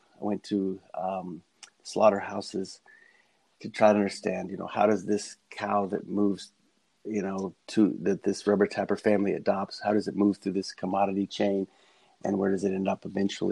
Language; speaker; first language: English; native; English